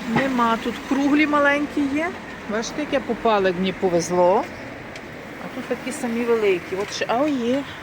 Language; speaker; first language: Ukrainian; native; Ukrainian